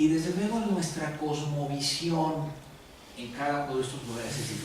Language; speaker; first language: Spanish; native; Spanish